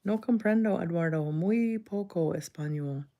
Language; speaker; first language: Spanish; non-native, learner; English